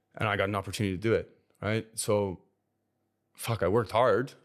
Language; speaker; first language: English; native; English